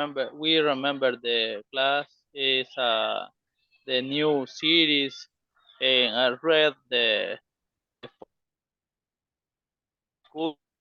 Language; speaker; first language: English; non-native, learner; Spanish